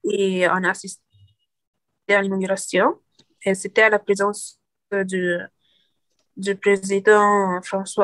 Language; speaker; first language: French; non-native, learner; Arabic